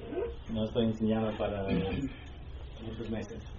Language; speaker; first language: Spanish; non-native, learner; English